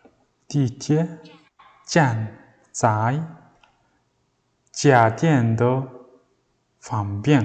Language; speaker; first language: Chinese; non-native, learner; Mongolian